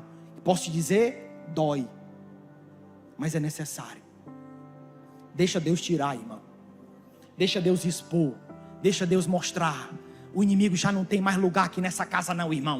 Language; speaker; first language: Portuguese; native; Portuguese